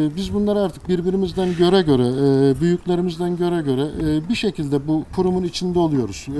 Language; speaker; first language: Turkish; native; Turkish